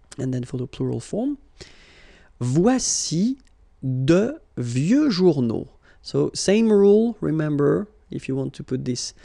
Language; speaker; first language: English; non-native, fluent; French